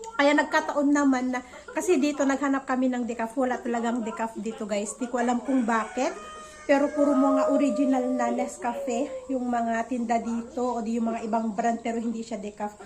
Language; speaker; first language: Filipino; native; Filipino